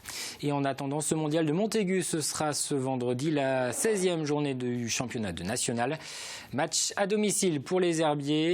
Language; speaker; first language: French; native; French